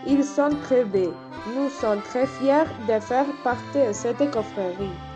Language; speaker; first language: French; non-native, learner; Spanish